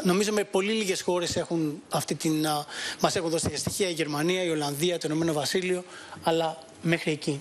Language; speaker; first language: Greek; native; Greek